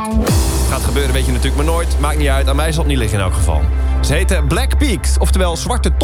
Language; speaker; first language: Dutch; native; Dutch